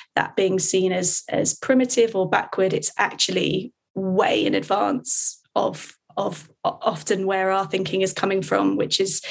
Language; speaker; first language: English; native; English